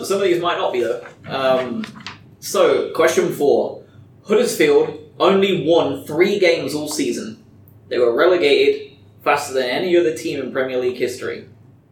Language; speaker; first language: English; native; English